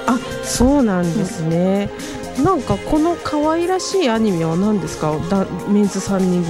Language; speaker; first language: Japanese; native; Japanese